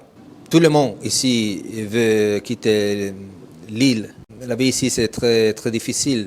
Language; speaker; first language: French; non-native, fluent; Italian